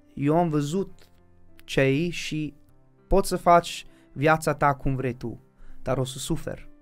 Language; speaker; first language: Romanian; early bilingual, heritage; Romanian